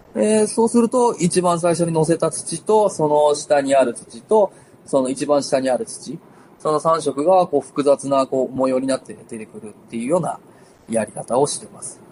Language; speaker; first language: Japanese; native; Japanese